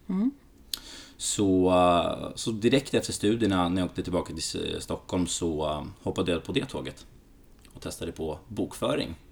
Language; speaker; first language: Swedish; early bilingual, other home language; Greek